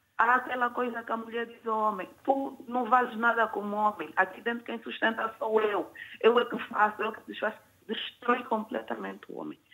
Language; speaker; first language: Portuguese; native; Portuguese